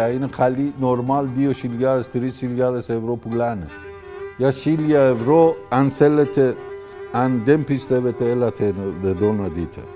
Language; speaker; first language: Greek; non-native, learner; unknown